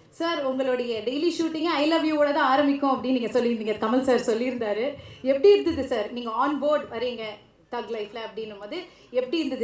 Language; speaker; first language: Tamil; native; Tamil